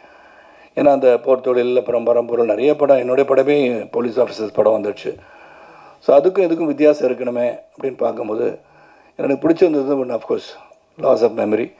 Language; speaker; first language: Tamil; native; Tamil